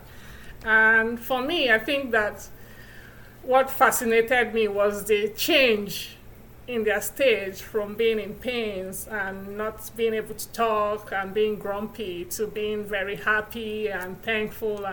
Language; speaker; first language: English; non-native, local second language; Igbo